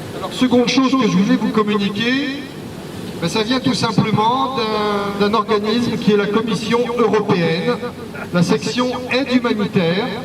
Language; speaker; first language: French; native; French